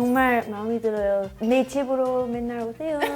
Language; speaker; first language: Korean; non-native, learner; English